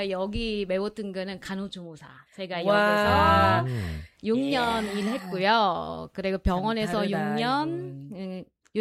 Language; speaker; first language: Filipino; non-native, local second language; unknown